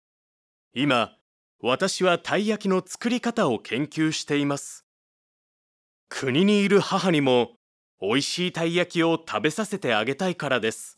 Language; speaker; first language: Japanese; non-native, learner; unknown